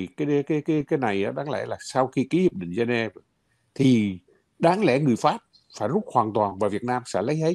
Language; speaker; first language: Vietnamese; native; Vietnamese